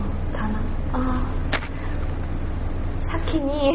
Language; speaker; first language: Japanese; non-native, learner; Korean